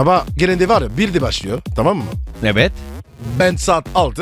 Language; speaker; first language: Turkish; non-native, learner; French